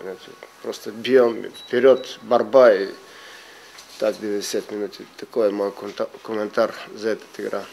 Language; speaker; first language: Russian; non-native, learner; Bulgarian